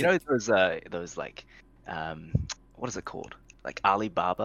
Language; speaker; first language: English; native; English